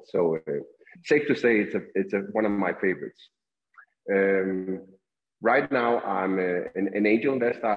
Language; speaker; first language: English; non-native, fluent; Danish